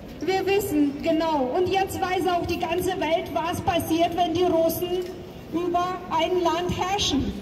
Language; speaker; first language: German; non-native, fluent; Ukrainian